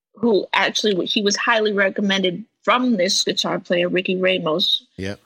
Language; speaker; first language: English; native; English